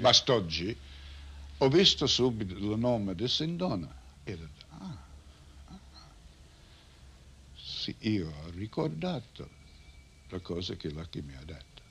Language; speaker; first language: Italian; non-native, learner; English